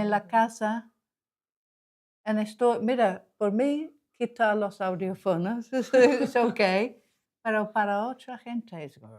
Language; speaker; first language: Spanish; non-native, learner; English